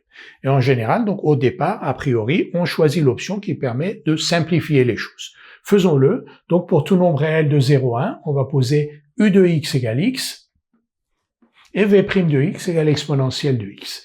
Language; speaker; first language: French; native; French